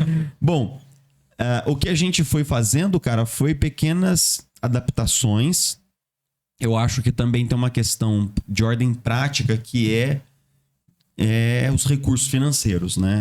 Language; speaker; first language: Portuguese; native; Portuguese